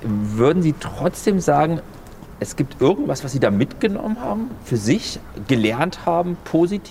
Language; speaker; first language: German; native; German